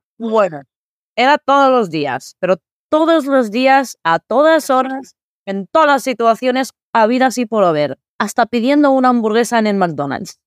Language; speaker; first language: Spanish; early bilingual, other home language; Arabic